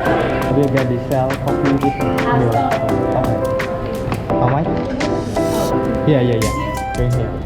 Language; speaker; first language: English; non-native, learner; Khmer